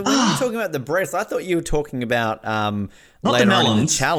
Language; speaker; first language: English; native; English